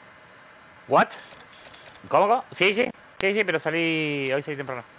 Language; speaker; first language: Spanish; native; Spanish